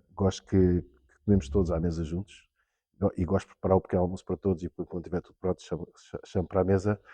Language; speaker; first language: Portuguese; early bilingual, heritage; Portuguese